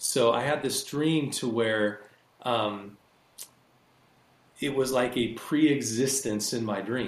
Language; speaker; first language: English; native; English